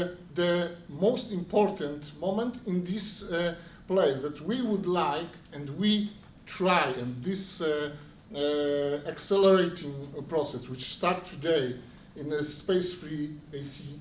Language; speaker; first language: English; non-native, learner; Polish